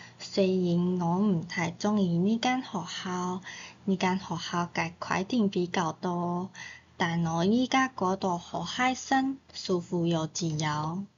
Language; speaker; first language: Cantonese; non-native, learner; Chinese